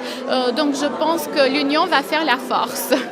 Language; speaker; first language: French; non-native, fluent; Albanian